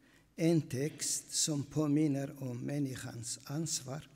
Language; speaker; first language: Swedish; non-native, fluent; Aramaic